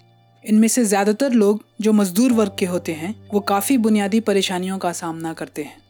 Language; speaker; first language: Hindi; native; Hindi